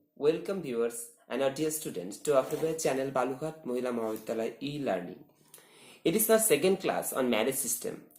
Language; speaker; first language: English; non-native, local second language; Bangla